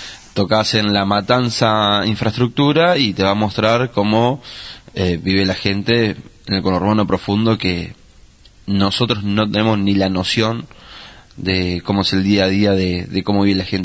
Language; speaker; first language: Spanish; native; Spanish